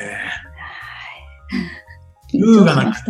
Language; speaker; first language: Japanese; native; Japanese